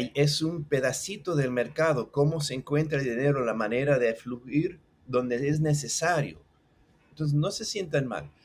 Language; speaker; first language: Spanish; early bilingual, other home language; English